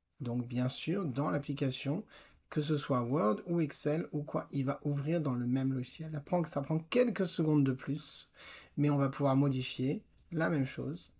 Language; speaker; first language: French; native; French